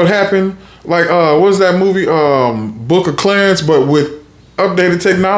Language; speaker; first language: English; native; English